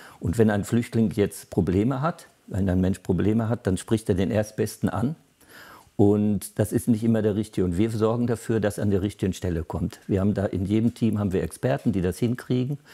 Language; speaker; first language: German; native; German